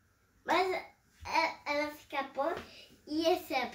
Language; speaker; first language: Portuguese; early bilingual, heritage; Portuguese